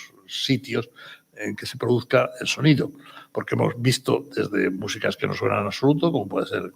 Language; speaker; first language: Spanish; native; Spanish